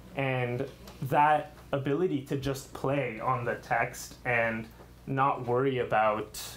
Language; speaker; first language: English; early bilingual, other home language; Armenian